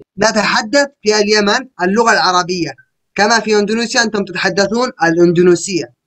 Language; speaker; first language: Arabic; native; Arabic